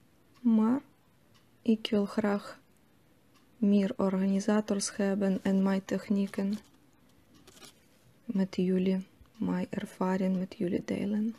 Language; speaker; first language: Dutch; non-native, fluent; Russian